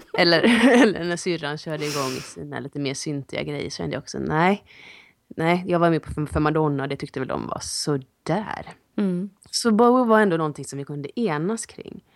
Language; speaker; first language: Swedish; native; Swedish